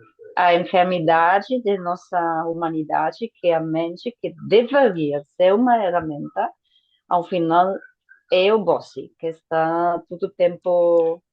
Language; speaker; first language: Portuguese; non-native, fluent; Spanish